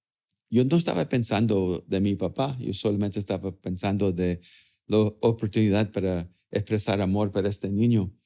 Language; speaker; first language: Spanish; early bilingual, other home language; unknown